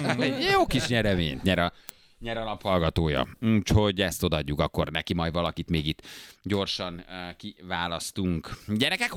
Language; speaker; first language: Hungarian; native; Hungarian